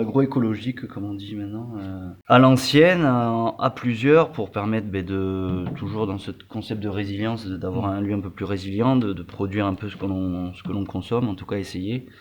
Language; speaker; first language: French; native; French